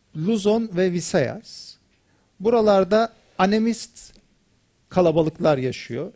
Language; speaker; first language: Turkish; native; Turkish